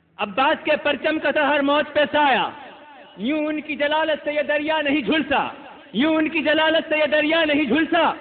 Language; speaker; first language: Urdu; native; Urdu